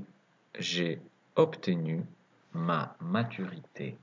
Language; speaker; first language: French; native; French